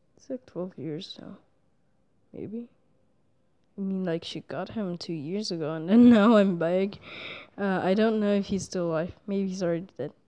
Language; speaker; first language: English; non-native, fluent; Indonesian